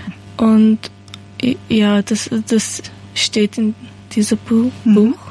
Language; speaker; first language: German; non-native, learner; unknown